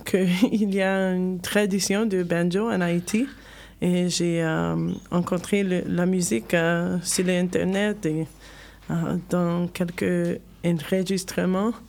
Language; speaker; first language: French; non-native, learner; English